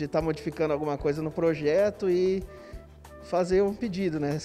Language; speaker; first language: Portuguese; native; Portuguese